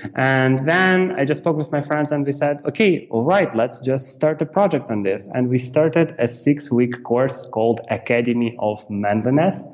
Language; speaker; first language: English; non-native, fluent; Romanian